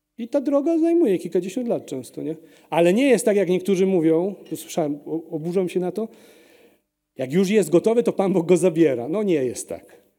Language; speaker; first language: Polish; early bilingual, heritage; Polish